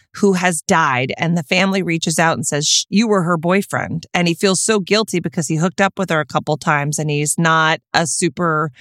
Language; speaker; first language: English; native; English